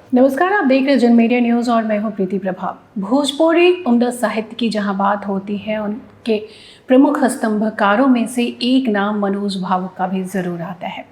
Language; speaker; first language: Hindi; native; Hindi